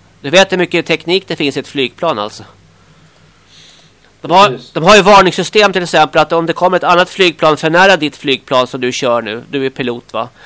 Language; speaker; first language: Swedish; native; Swedish